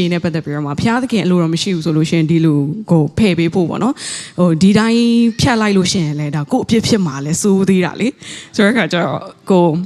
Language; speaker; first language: Burmese; non-native, local second language; Tedim Chin